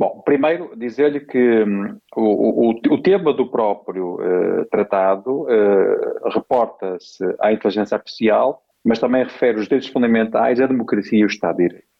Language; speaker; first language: Portuguese; native; Portuguese